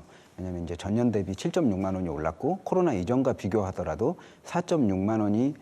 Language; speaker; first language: Korean; native; Korean